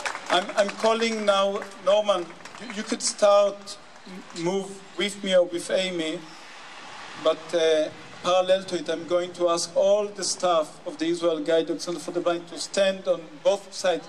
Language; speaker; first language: English; non-native, fluent; Hebrew